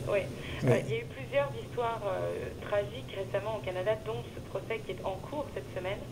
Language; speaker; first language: French; native; French